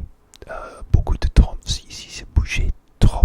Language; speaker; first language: French; non-native, learner; English